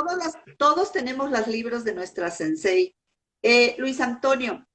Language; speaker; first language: Spanish; native; Spanish